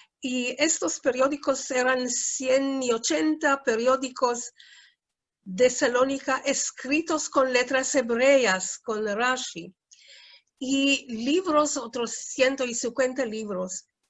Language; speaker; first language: Spanish; non-native, fluent; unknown